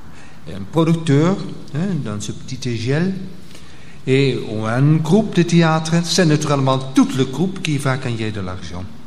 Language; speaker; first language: French; non-native, local second language; Dutch